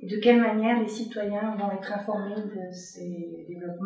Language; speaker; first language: French; native; French